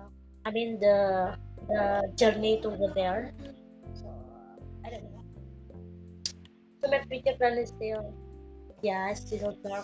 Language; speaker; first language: English; non-native, learner; Indonesian